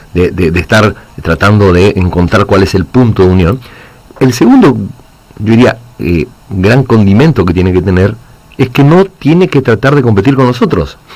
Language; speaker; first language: Spanish; native; Spanish